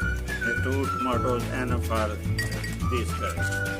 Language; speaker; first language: English; non-native, learner; Punjabi